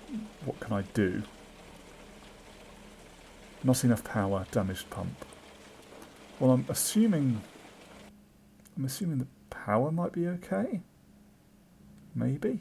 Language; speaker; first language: English; native; English